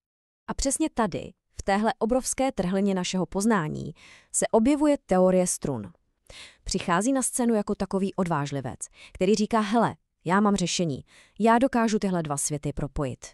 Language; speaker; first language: Czech; native; Czech